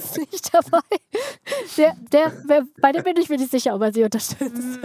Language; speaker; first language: German; native; German